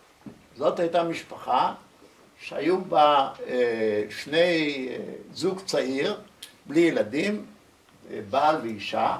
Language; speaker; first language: Hebrew; early bilingual, other home language; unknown